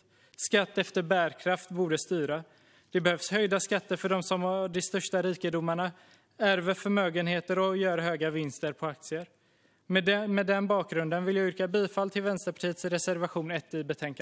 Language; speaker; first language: Swedish; native; Swedish